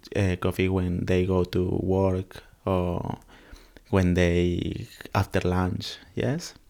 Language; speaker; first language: English; non-native, learner; Spanish